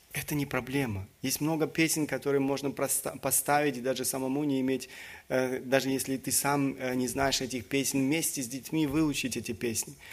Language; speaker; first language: Russian; early bilingual, other home language; German